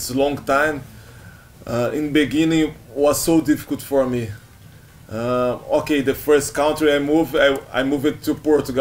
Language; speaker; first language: English; non-native, learner; Portuguese